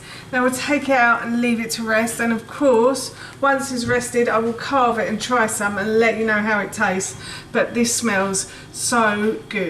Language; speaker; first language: English; native; English